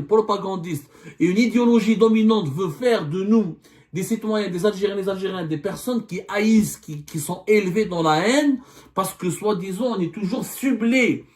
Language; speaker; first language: French; non-native, local second language; Arabic